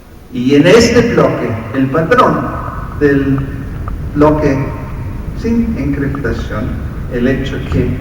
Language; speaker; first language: Spanish; non-native, fluent; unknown